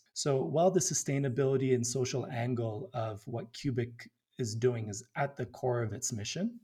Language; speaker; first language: English; early bilingual, other home language; Amharic